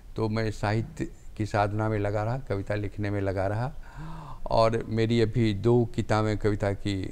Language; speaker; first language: Hindi; native; Hindi